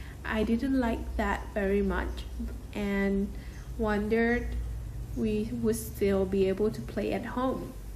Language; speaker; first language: English; non-native, fluent; Thai